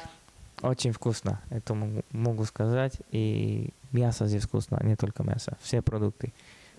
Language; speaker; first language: Russian; non-native, fluent; Slovak